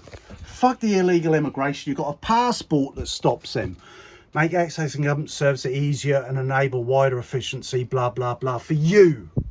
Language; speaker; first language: English; native; English